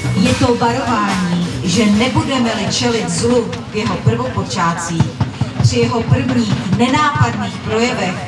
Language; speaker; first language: Czech; native; Czech